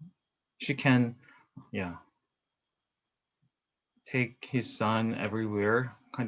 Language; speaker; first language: English; non-native, learner; Korean